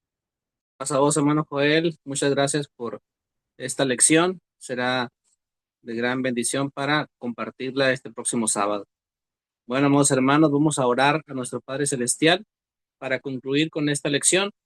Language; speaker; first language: Spanish; native; Spanish